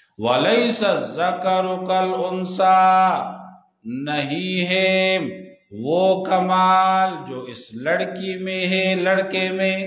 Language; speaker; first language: Urdu; non-native, local second language; Pashto